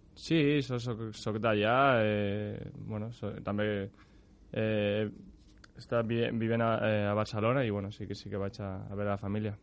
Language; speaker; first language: Catalan; non-native, local second language; Spanish